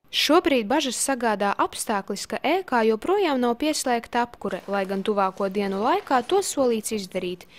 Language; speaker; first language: Latvian; native; Latvian